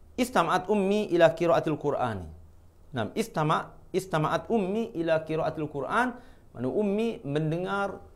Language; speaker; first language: Arabic; non-native, fluent; Malay